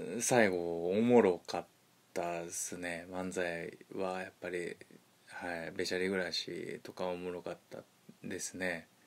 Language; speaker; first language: Japanese; native; Japanese